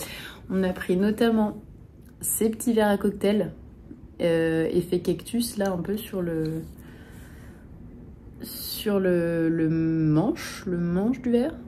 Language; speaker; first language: French; native; French